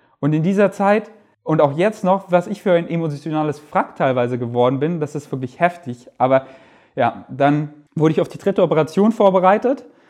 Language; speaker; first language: German; native; German